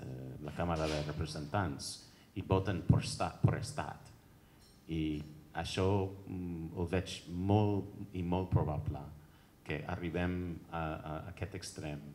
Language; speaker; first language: Catalan; non-native, fluent; English